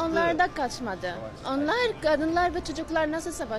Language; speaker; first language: Turkish; non-native, learner; Arabic